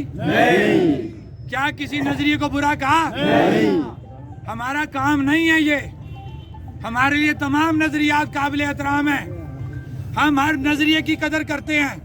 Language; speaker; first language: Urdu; non-native, local second language; Punjabi